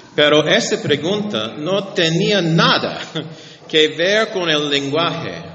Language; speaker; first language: Spanish; non-native, learner; English